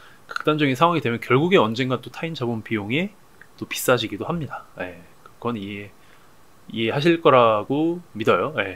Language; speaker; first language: Korean; native; Korean